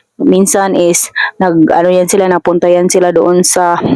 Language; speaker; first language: Filipino; non-native, local second language; Masbatenyo